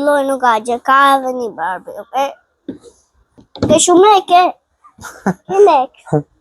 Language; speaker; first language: Albanian; early bilingual, heritage; Albanian